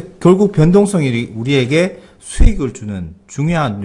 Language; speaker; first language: Korean; native; Korean